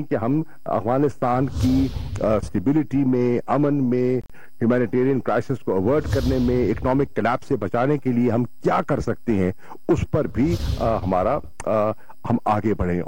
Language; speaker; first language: Urdu; native; Urdu